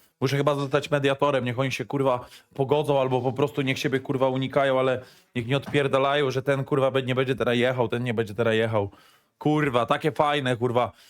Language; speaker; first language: Polish; native; Polish